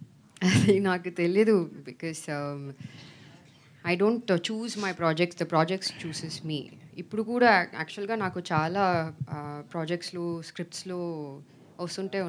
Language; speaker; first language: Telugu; non-native, learner; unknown